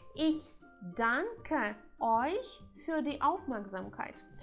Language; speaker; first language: German; non-native, fluent; Ukrainian